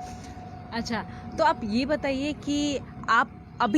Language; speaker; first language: Hindi; native; Hindi